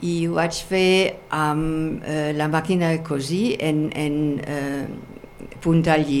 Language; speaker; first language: Catalan; non-native, fluent; German